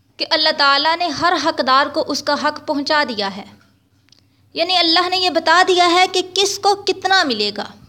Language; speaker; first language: Urdu; native; Urdu